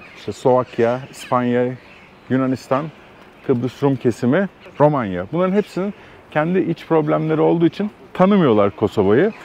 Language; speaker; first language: Turkish; native; Turkish